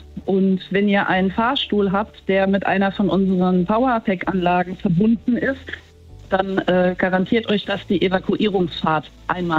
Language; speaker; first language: German; native; German